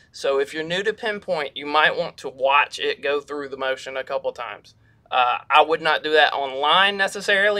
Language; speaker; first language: English; native; English